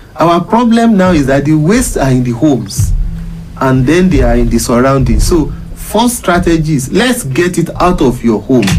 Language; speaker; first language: English; non-native, local second language; Yoruba